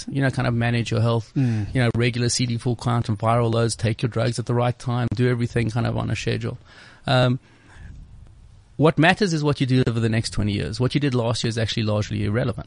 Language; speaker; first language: English; native; English